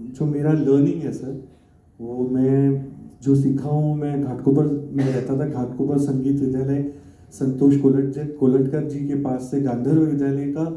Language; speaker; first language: Hindi; non-native, local second language; Gujarati